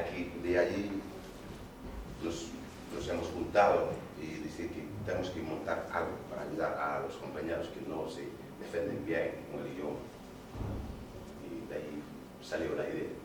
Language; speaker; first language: Spanish; non-native, fluent; Wolof